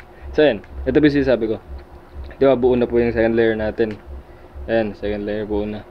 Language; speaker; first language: Filipino; native; Filipino